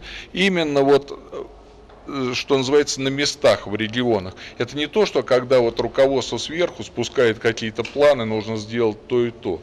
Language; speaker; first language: Russian; native; Russian